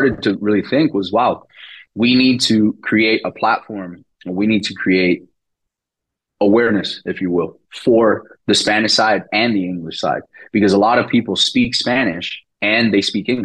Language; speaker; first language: English; early bilingual, other home language; Spanish